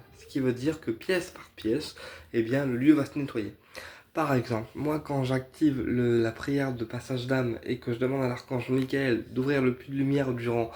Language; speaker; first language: French; native; French